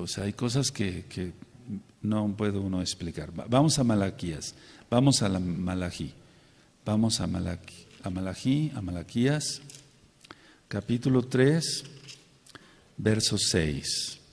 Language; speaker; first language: Spanish; native; Spanish